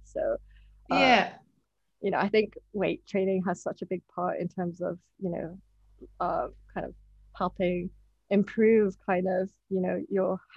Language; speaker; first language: English; non-native, local second language; Japanese